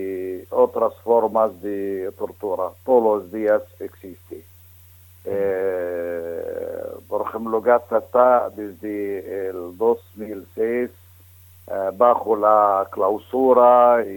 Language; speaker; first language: Spanish; non-native, fluent; Arabic